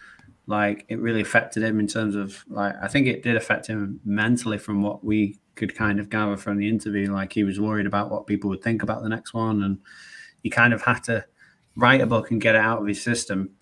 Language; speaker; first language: English; native; English